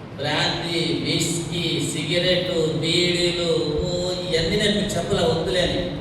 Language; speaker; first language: Telugu; non-native, local second language; Tamil